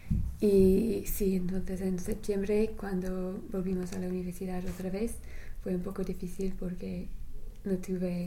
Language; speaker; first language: Spanish; non-native, fluent; English